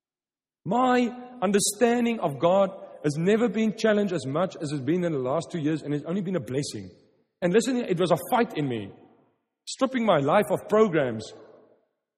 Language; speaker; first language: English; non-native, local second language; Afrikaans